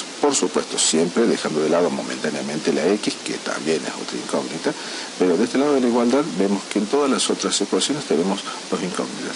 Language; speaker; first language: Spanish; native; Spanish